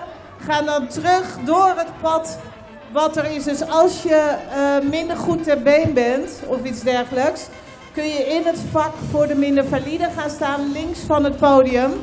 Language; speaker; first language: Dutch; native; Dutch